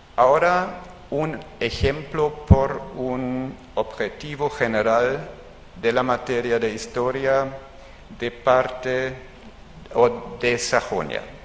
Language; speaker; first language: Spanish; non-native, fluent; German